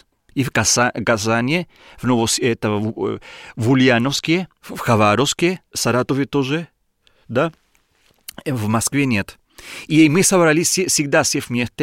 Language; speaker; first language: Russian; non-native, learner; Spanish